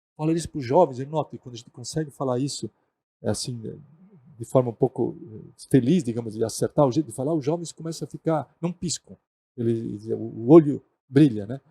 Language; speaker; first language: Portuguese; non-native, local second language; German